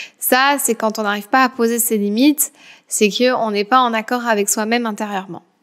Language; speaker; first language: French; native; French